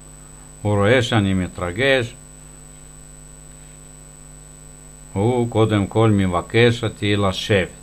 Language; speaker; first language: Hebrew; non-native, fluent; Russian